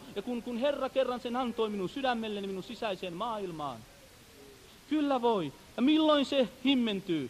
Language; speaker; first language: Finnish; native; Finnish